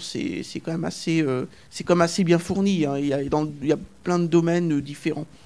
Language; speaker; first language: French; native; French